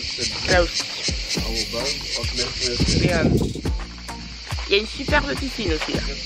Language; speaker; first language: French; native; French